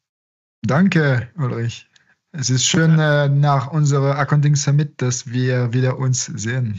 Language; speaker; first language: German; non-native, fluent; French